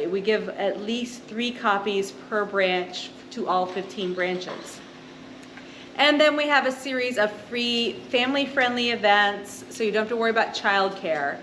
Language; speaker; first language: English; native; English